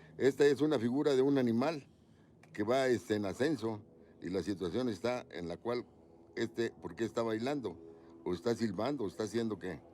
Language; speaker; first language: Spanish; native; Spanish